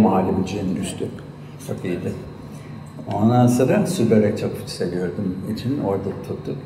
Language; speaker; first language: Turkish; non-native, fluent; English